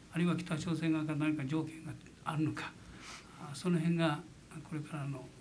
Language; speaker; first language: Japanese; native; Japanese